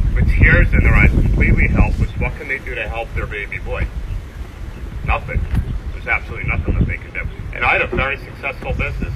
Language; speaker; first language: English; native; English